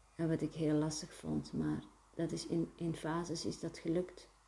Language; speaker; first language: Dutch; early bilingual, other home language; Arabic